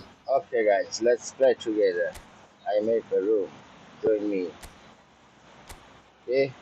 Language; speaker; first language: English; non-native, learner; Nepali